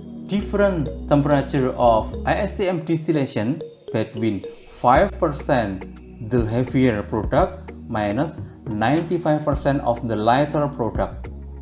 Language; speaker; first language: English; non-native, fluent; Indonesian